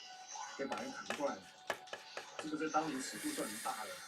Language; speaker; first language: Chinese; native; Chinese